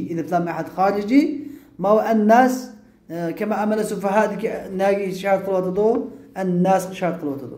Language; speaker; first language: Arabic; non-native, fluent; Uyghur